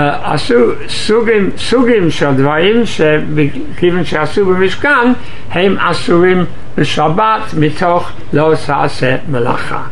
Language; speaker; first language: Hebrew; non-native, fluent; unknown